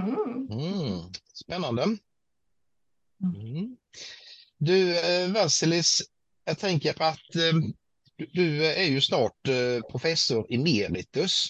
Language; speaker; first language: Swedish; native; Swedish